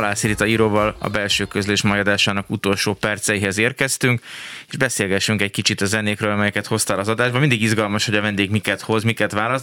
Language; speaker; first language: Hungarian; native; Hungarian